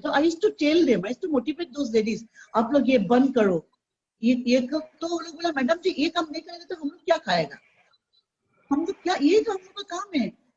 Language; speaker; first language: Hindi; non-native, local second language; Assamese